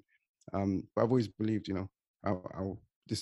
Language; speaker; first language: English; native; English